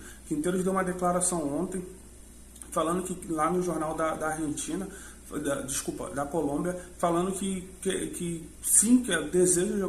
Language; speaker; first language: Portuguese; native; Portuguese